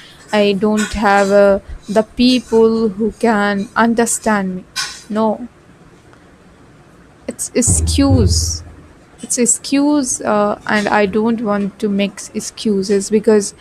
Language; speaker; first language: English; non-native, learner; Bhojpuri